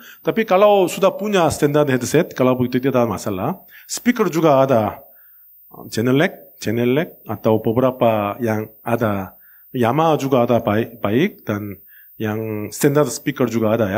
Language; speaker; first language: Indonesian; non-native, learner; Korean